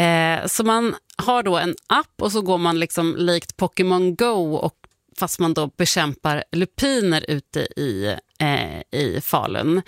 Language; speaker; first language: Swedish; native; Swedish